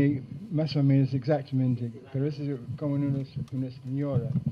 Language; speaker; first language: Spanish; non-native, fluent; English